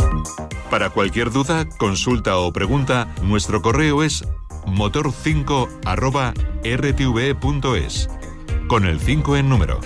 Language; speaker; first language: Spanish; native; Spanish